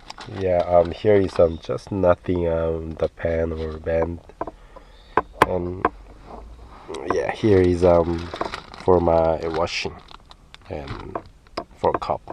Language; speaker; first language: English; non-native, learner; Korean